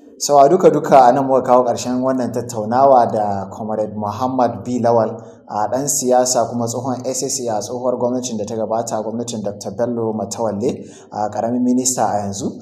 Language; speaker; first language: Hausa; native; Hausa